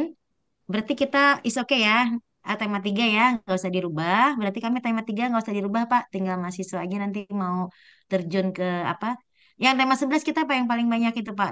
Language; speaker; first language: Indonesian; native; Indonesian